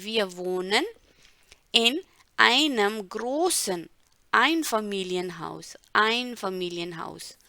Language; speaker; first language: German; non-native, learner; Hindi